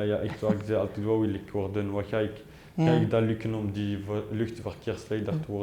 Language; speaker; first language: Dutch; non-native, fluent; Arabic